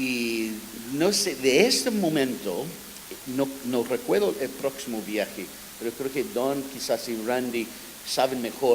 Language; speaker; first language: Spanish; non-native, fluent; English